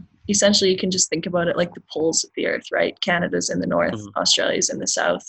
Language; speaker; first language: English; native; English